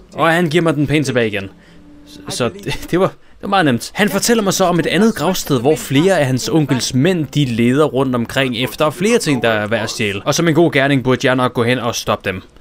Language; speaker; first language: Danish; native; Danish